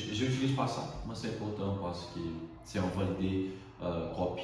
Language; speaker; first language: French; non-native, learner; Portuguese